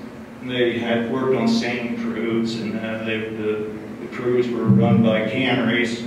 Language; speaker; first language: English; native; English